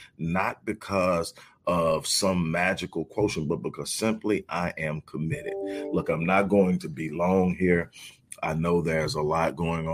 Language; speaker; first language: English; native; English